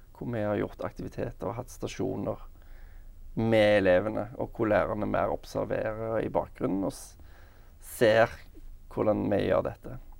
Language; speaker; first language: Norwegian; native; Norwegian